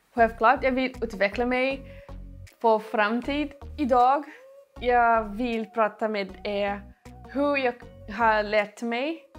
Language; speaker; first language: Swedish; non-native, learner; Portuguese